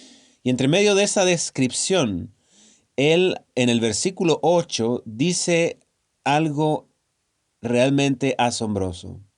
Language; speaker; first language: Spanish; native; Spanish